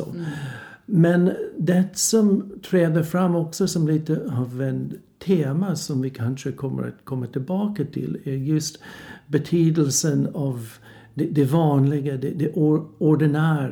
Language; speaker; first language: Swedish; non-native, fluent; English